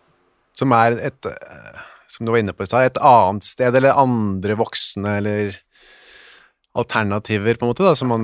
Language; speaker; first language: Norwegian; native; Norwegian